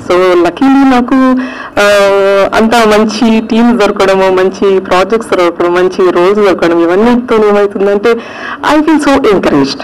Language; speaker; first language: Telugu; native; Telugu